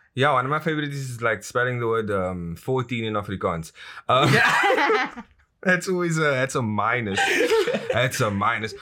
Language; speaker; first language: English; native; English